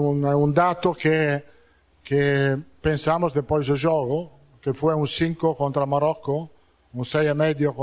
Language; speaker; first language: Portuguese; non-native, fluent; Italian